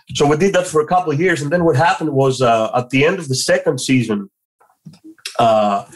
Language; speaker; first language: English; non-native, fluent; Greek